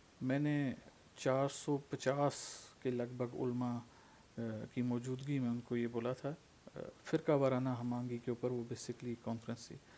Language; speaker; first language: Urdu; non-native, local second language; Punjabi